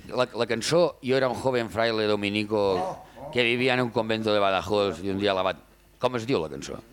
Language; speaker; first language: Catalan; native; Catalan